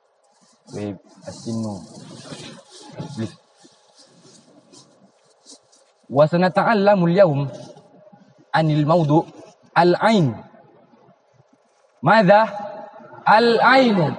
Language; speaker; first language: Arabic; non-native, learner; Indonesian